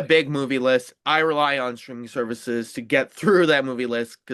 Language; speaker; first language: English; native; English